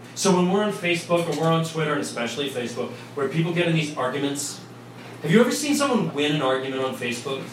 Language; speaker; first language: English; native; English